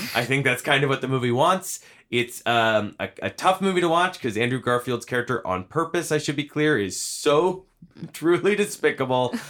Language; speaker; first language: English; native; English